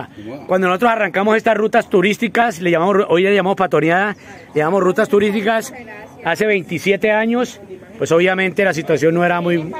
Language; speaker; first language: Spanish; native; Spanish